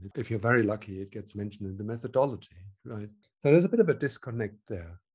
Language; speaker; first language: English; non-native, fluent; German